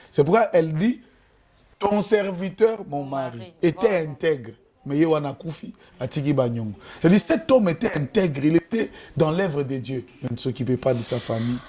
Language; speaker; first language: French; non-native, local second language; Lingala